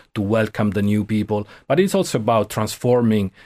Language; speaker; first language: English; non-native, fluent; Italian